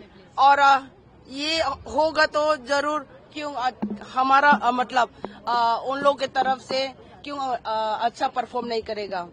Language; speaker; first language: Hindi; non-native, local second language; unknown